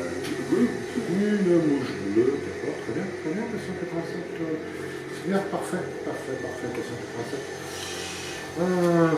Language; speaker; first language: French; native; French